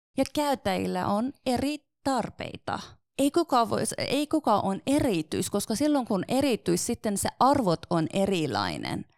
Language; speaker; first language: Finnish; non-native, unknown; Persian